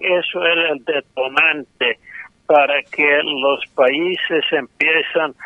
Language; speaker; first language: Spanish; non-native, fluent; English